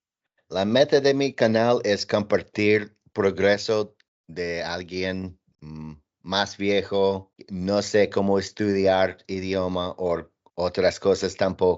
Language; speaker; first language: Spanish; non-native, learner; English